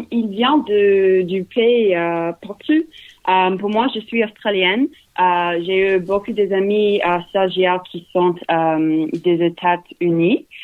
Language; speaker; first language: French; non-native, learner; English